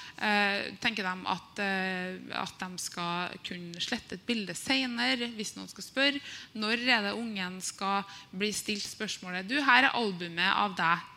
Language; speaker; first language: Norwegian; native; Norwegian